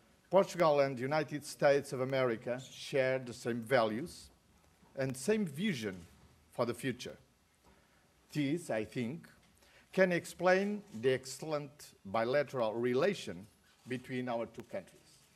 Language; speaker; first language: English; non-native, fluent; Portuguese